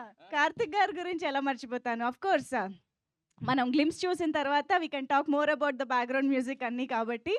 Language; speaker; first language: Telugu; native; Telugu